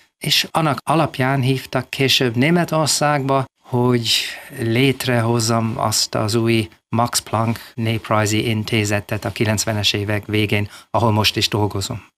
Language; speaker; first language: Hungarian; non-native, fluent; English